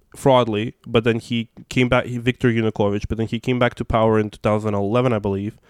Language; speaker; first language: English; non-native, fluent; Russian